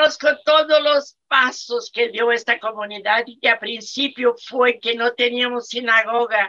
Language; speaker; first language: Spanish; non-native, fluent; Portuguese